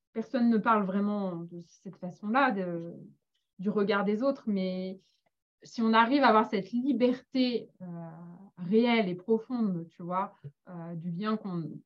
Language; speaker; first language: French; native; French